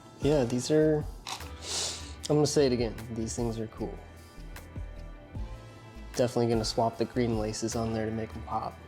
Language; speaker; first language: English; native; English